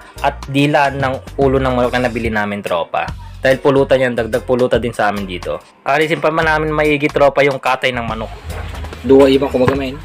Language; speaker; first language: Filipino; non-native, local second language; Iloko